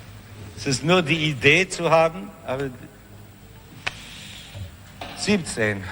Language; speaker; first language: German; non-native, learner; English